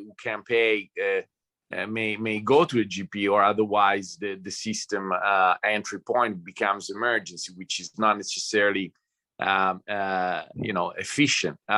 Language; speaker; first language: English; non-native, fluent; Italian